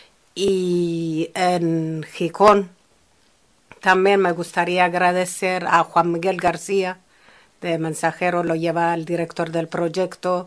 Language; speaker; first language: Spanish; non-native, fluent; Amharic